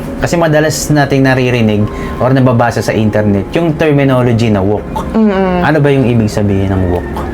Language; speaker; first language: Filipino; native; Filipino